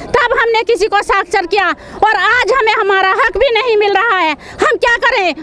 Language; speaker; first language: Hindi; native; Hindi